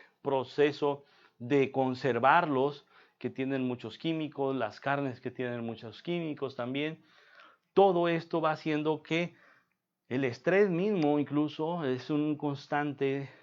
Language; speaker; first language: Spanish; native; Spanish